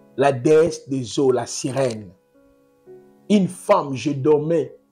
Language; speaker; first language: French; non-native, local second language; Lingala